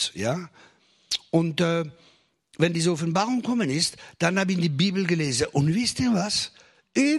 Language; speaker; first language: German; non-native, fluent; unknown